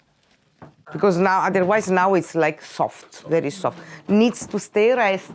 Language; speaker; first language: English; non-native, fluent; Italian